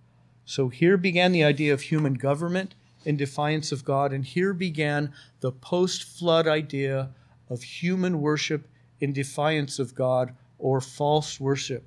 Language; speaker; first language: English; native; English